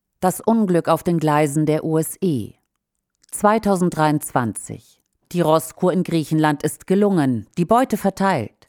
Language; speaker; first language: German; native; German